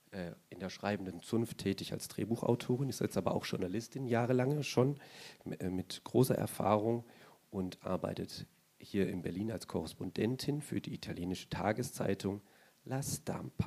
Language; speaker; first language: German; native; German